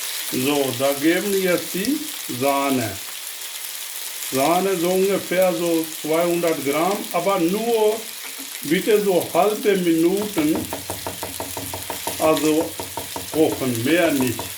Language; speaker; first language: German; non-native, learner; Urdu